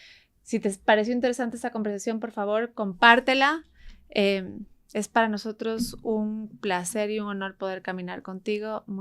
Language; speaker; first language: Spanish; native; Spanish